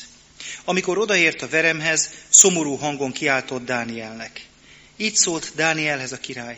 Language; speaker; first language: Hungarian; native; Hungarian